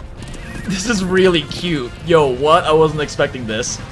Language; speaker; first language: English; native; English